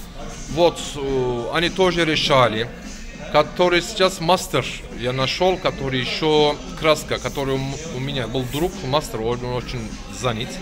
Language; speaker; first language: Russian; non-native, learner; Turkish